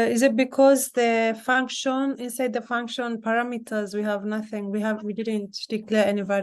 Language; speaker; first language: English; non-native, fluent; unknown